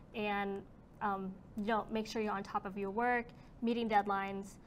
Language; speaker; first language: English; native; English